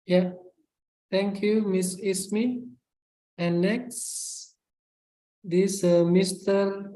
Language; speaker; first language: English; non-native, fluent; Indonesian